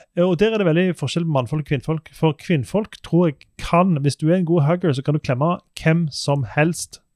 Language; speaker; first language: Norwegian; native; Norwegian